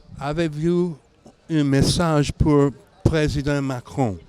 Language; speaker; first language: French; non-native, learner; English